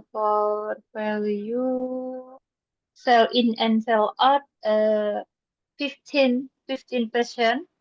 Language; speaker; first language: English; non-native, learner; Indonesian